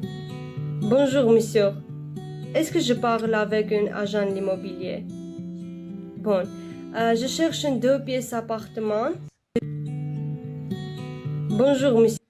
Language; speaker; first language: French; non-native, learner; Armenian